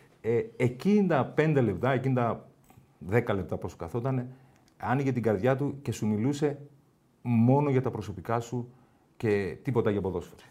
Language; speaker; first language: Greek; native; Greek